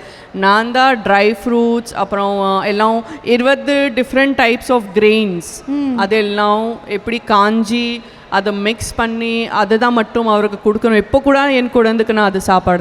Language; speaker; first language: Tamil; non-native, local second language; Gujarati